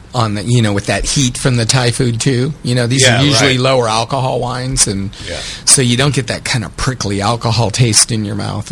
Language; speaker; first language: English; native; English